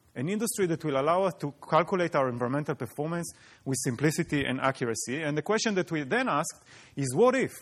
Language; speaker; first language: English; non-native, fluent; Hebrew